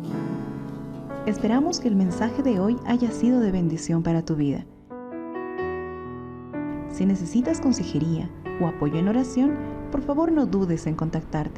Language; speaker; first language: Spanish; native; Spanish